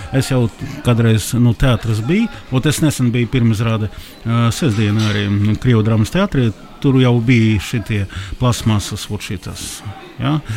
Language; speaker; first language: Latvian; non-native, local second language; Russian